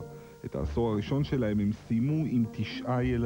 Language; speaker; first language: Hebrew; native; Hebrew